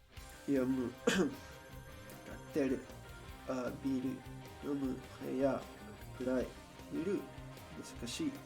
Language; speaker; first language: Japanese; non-native, learner; Spanish